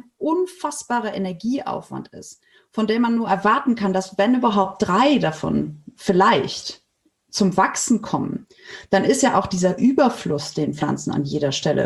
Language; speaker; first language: German; native; German